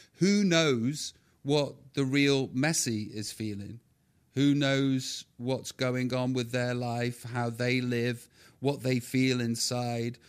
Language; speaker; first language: English; native; English